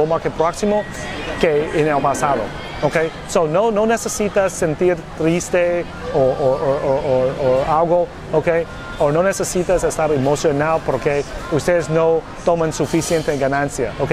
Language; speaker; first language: Spanish; non-native, learner; English